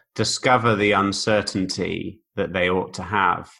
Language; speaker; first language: English; native; English